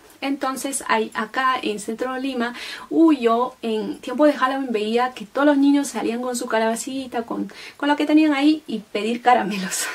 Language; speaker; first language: Spanish; native; Spanish